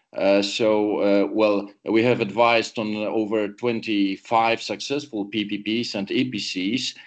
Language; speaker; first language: English; non-native, fluent; Polish